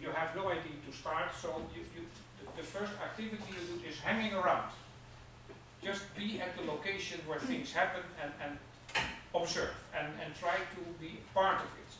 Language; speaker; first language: English; non-native, fluent; Dutch